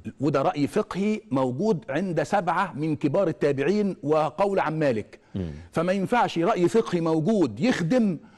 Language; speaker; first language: Arabic; native; Arabic